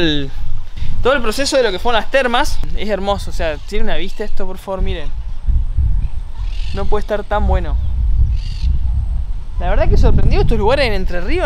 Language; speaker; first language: Spanish; native; Spanish